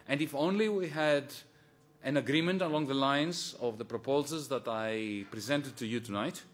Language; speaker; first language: English; non-native, fluent; Greek